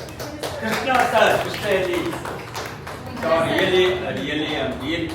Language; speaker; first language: Kannada; non-native, learner; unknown